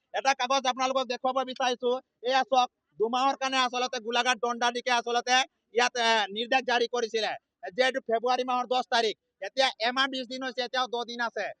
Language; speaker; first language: Assamese; non-native, local second language; Sadri